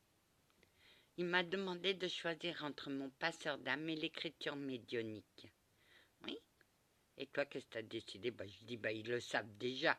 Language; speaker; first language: French; early bilingual, other home language; Portuguese